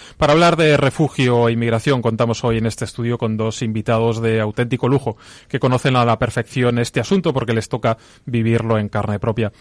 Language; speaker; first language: Spanish; native; Spanish